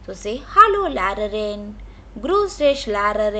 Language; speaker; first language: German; non-native, fluent; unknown